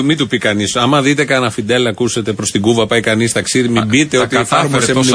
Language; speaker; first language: Greek; native; Greek